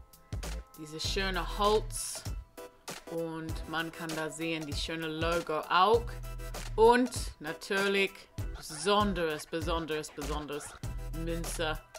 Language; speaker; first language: German; non-native, learner; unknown